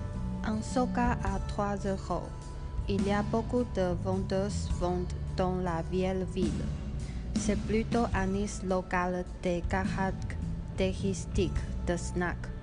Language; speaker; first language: French; non-native, learner; Chinese